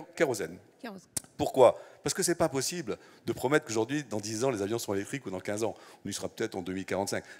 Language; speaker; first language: French; native; French